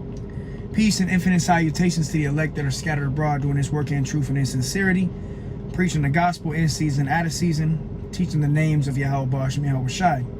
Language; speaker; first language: English; native; English